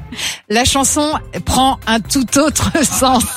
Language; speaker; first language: French; native; French